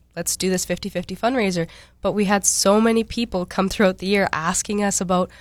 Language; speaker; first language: English; native; English